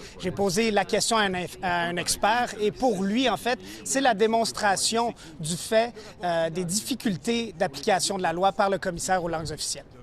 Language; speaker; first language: French; native; French